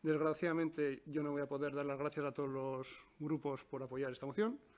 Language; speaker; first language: Spanish; native; Spanish